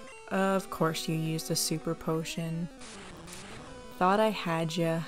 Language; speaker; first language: English; native; English